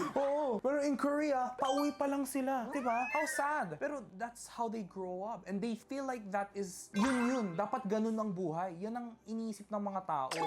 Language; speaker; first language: Filipino; early bilingual, other home language; Korean